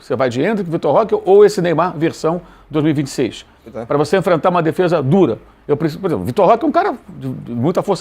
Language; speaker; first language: Portuguese; native; Portuguese